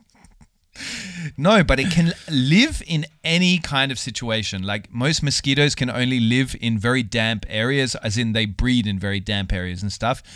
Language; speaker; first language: English; native; English